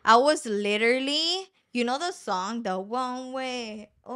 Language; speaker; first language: English; early bilingual, other home language; Spanish